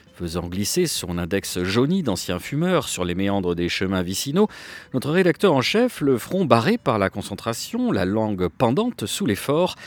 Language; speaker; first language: French; native; French